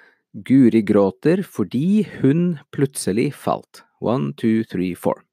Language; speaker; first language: Norwegian; non-native, fluent; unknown